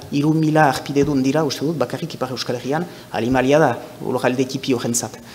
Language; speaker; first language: Basque; native; Basque